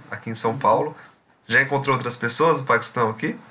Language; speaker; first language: Portuguese; native; Portuguese